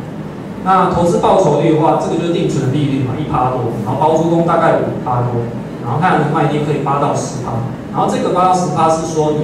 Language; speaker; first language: Chinese; native; Chinese